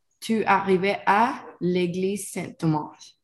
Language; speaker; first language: French; non-native, learner; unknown